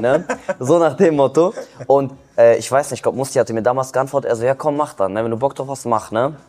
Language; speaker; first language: German; early bilingual, other home language; Kurdish